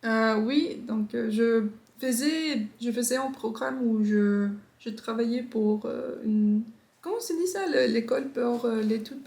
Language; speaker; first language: French; non-native, fluent; English